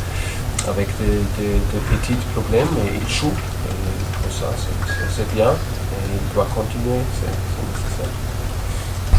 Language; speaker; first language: French; non-native, learner; German